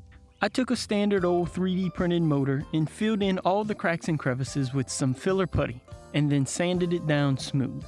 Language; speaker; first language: English; native; English